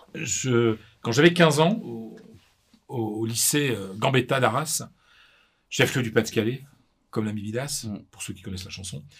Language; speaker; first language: French; native; French